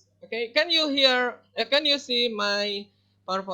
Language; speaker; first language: English; non-native, learner; Indonesian